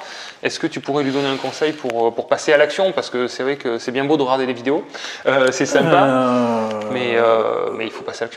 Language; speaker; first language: French; native; French